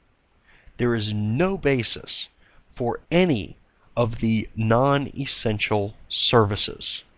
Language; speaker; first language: English; native; English